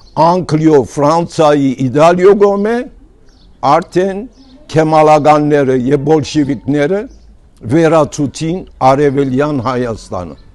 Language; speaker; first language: Armenian; early bilingual, heritage; Armenian